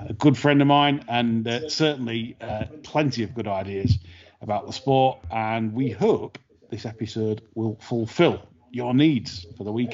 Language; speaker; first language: English; native; English